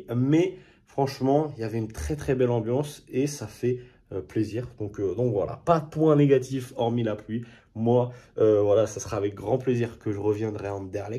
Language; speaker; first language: French; native; French